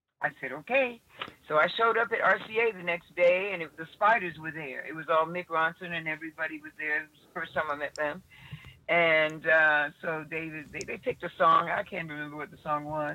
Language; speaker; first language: English; native; English